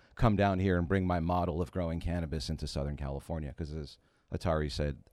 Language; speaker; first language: English; native; English